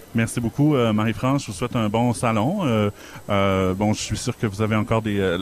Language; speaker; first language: French; native; French